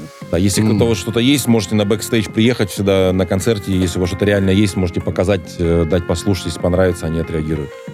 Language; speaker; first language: Russian; native; Russian